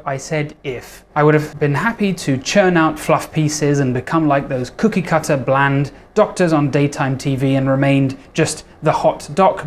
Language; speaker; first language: English; native; English